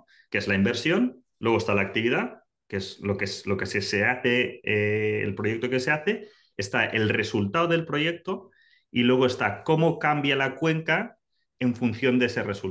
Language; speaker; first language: Spanish; native; Spanish